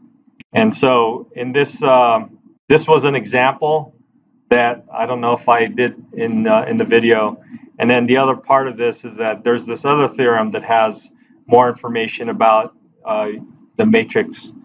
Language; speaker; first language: English; native; English